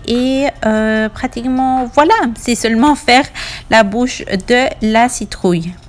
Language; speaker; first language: French; non-native, fluent; Spanish